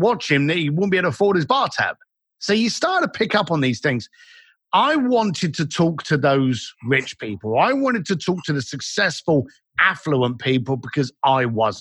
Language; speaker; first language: English; native; English